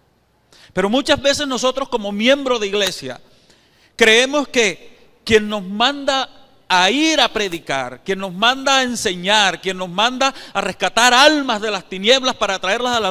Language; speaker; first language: Spanish; native; Spanish